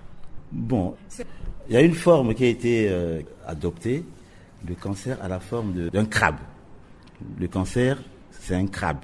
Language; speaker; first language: French; non-native, local second language; Sango